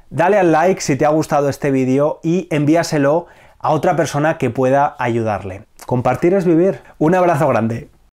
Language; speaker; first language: Spanish; native; Spanish